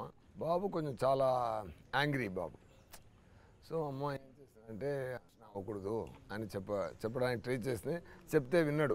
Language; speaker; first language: Telugu; non-native, learner; Tamil